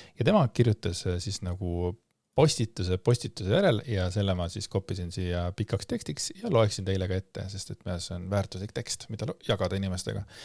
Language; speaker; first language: Estonian; native; Estonian